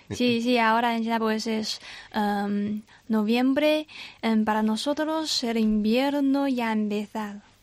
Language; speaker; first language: Spanish; non-native, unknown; Chinese